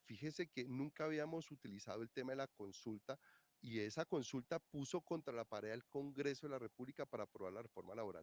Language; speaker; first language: Spanish; native; Spanish